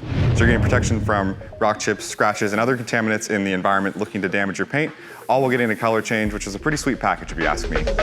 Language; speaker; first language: English; native; English